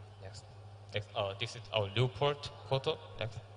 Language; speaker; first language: English; non-native, learner; Korean